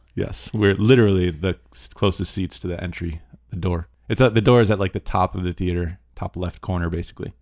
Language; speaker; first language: English; native; English